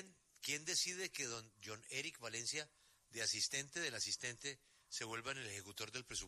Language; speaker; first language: Spanish; native; Spanish